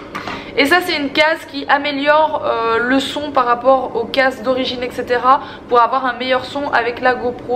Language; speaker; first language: French; native; French